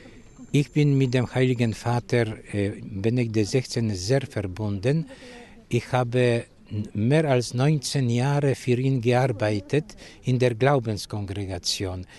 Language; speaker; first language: German; non-native, fluent; Polish